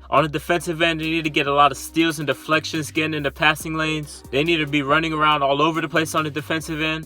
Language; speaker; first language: English; native; English